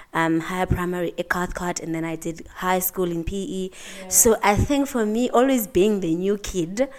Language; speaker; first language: English; non-native, local second language; Xhosa